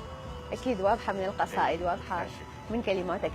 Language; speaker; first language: Arabic; native; Arabic